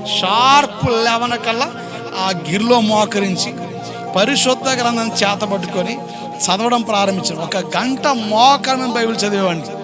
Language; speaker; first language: Telugu; non-native, local second language; Koya